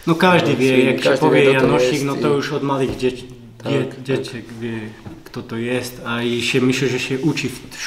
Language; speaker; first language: Polish; non-native, learner; Slovak